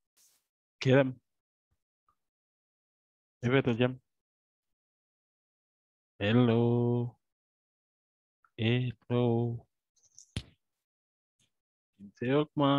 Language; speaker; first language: Turkish; non-native, learner; French